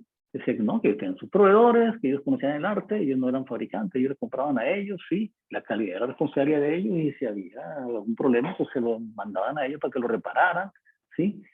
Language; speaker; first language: Spanish; native; Spanish